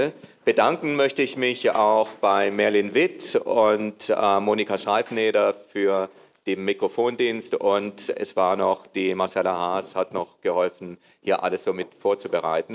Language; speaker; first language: German; native; German